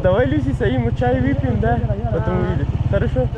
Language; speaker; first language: Russian; non-native, learner; Pashto